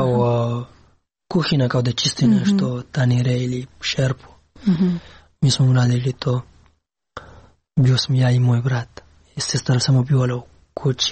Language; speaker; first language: Serbian; non-native, learner; Pashto